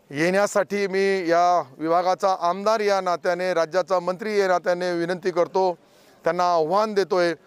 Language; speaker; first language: Marathi; non-native, local second language; Urdu